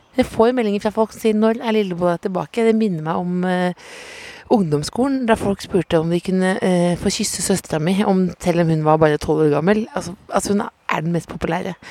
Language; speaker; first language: Norwegian; native; Norwegian